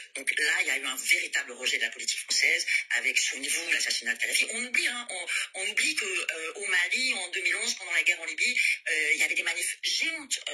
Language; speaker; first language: French; native; French